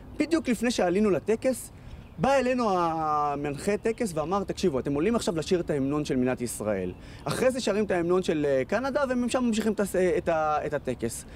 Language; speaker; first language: Hebrew; non-native, local second language; Arabic